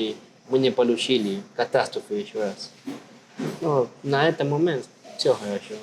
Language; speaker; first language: Russian; non-native, learner; Spanish